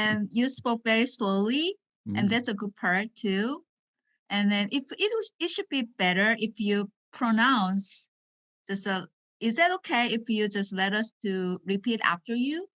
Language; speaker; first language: English; non-native, learner; Korean